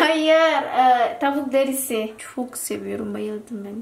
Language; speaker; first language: Turkish; non-native, learner; Indonesian